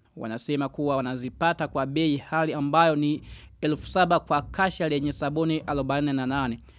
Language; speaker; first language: Swahili; non-native, local second language; Rundi